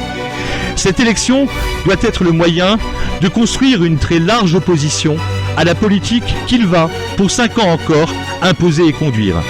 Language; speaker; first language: French; native; French